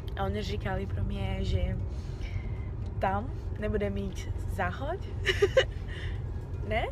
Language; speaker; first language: Czech; non-native, learner; Portuguese